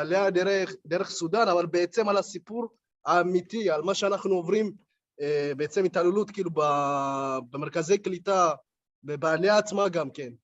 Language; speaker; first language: Hebrew; early bilingual, other home language; Amharic